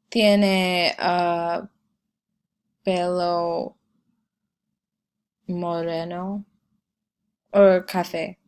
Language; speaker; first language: Spanish; non-native, learner; English